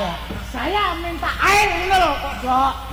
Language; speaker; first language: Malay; non-native, local second language; Javanese